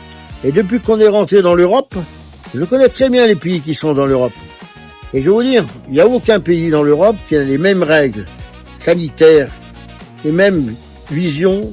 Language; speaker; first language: French; native; French